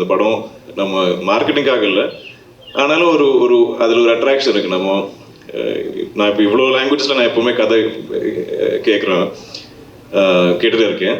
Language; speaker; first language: Tamil; non-native, local second language; Malayalam